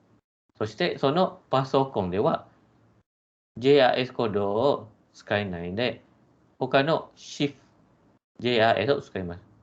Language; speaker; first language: Japanese; non-native, fluent; Malay